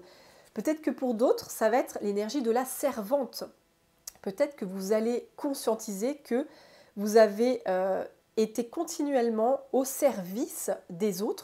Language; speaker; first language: French; native; French